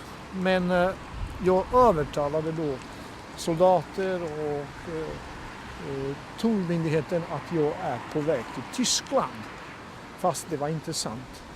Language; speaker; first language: Swedish; non-native, fluent; Bosnian